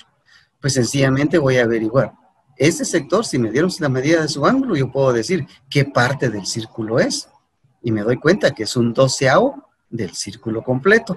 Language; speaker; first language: Spanish; native; Spanish